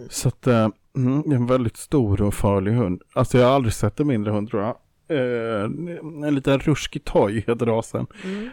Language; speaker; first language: Swedish; native; Swedish